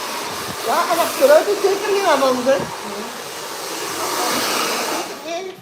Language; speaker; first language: Dutch; native; Dutch